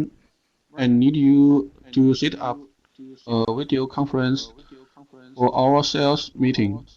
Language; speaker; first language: English; non-native, learner; Chinese